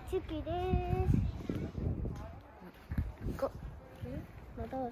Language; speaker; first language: Japanese; early bilingual, other home language; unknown